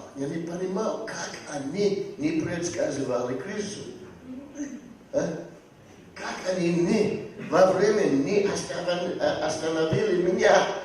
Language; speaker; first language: Russian; non-native, fluent; English